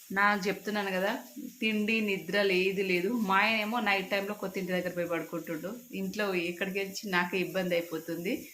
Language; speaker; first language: Telugu; native; Telugu